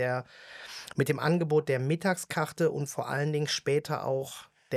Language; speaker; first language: German; native; German